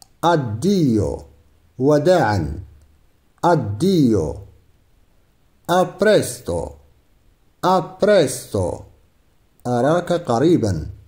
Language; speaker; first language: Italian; non-native, fluent; Arabic